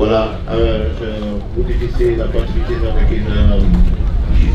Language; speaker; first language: French; non-native, learner; German